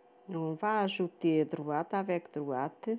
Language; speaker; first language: French; non-native, fluent; Portuguese